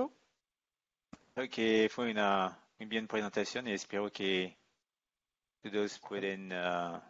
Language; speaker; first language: Spanish; non-native, learner; English